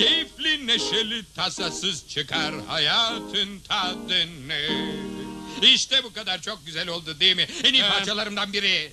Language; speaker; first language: Turkish; native; Turkish